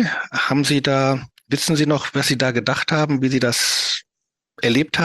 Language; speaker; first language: German; native; German